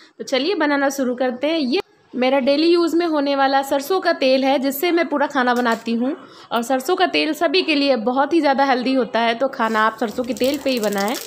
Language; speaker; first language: Hindi; native; Hindi